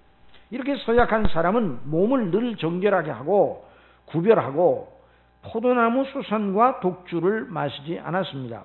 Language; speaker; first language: Korean; native; Korean